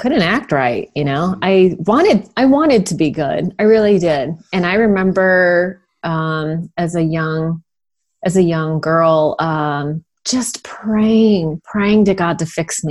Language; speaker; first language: English; native; English